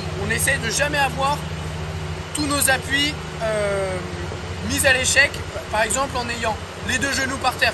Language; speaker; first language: French; native; French